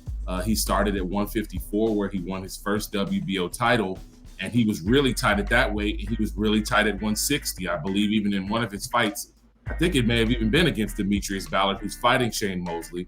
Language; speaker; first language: English; native; English